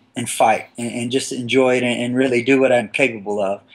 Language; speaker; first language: English; native; English